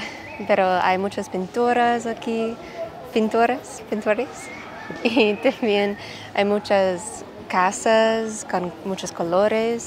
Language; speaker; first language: Spanish; non-native, learner; English